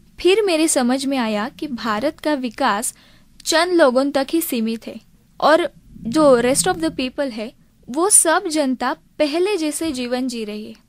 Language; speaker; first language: Hindi; non-native, local second language; Marathi